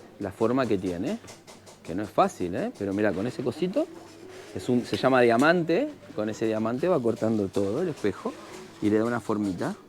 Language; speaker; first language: Spanish; native; Spanish